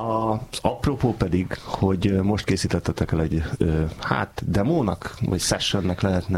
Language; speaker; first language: Hungarian; native; Hungarian